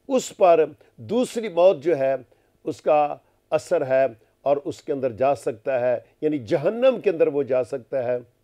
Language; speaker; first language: Urdu; non-native, local second language; Punjabi